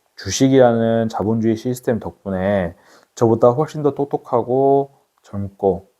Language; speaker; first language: Korean; native; Korean